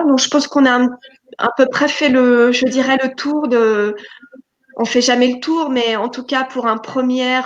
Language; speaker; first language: French; native; French